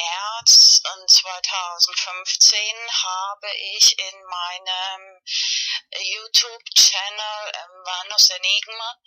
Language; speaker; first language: German; non-native, fluent; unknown